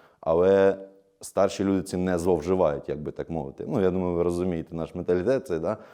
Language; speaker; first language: Ukrainian; native; Ukrainian